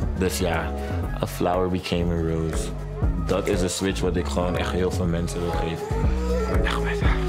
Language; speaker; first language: Dutch; non-native, local second language; English